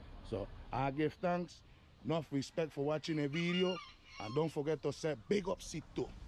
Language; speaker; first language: English; early bilingual, other home language; Spanish